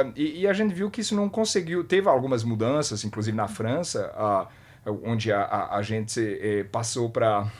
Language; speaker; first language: Portuguese; non-native, fluent; French